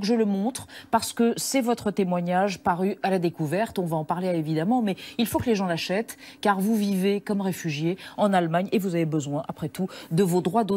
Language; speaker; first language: French; native; French